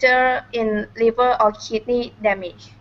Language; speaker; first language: English; non-native, learner; Thai